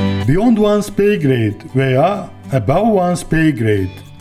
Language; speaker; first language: English; non-native, fluent; Turkish